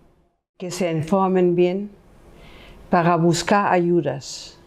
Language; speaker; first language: Spanish; non-native, fluent; German